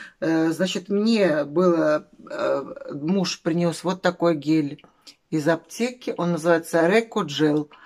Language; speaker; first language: Russian; native; Russian